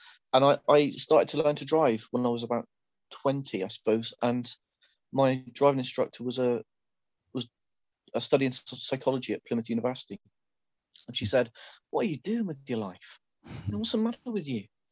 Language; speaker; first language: English; native; English